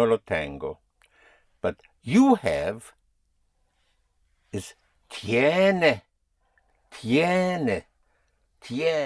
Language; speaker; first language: Spanish; non-native, fluent; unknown